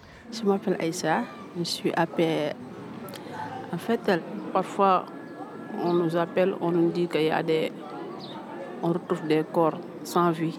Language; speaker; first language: French; non-native, local second language; Fula